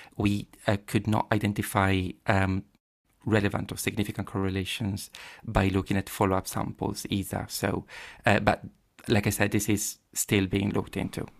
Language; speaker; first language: English; non-native, fluent; Italian